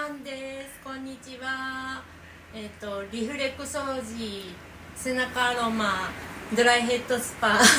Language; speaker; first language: Japanese; non-native, fluent; Thai